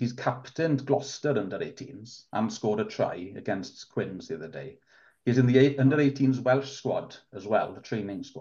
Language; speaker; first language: English; non-native, local second language; Welsh